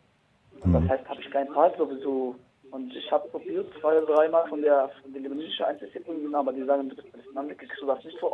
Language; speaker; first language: German; non-native, learner; Arabic